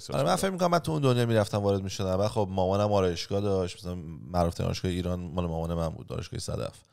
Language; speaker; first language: Persian; native; Persian